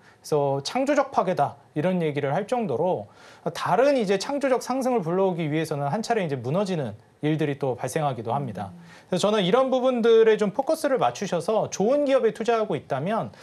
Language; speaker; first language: Korean; native; Korean